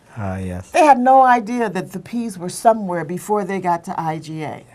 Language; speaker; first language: English; native; English